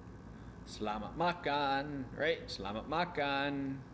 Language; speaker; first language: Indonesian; non-native, learner; English